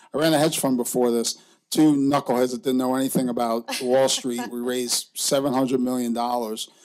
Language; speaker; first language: English; native; English